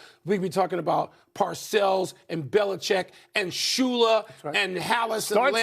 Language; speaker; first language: English; native; English